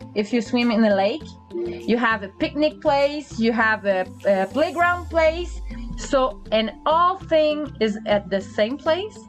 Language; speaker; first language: English; non-native, learner; French